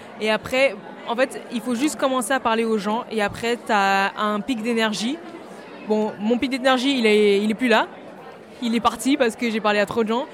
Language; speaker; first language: French; native; French